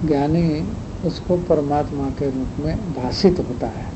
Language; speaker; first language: Hindi; non-native, local second language; Gujarati